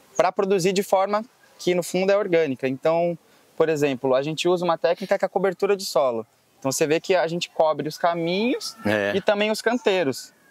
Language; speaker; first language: Portuguese; native; Portuguese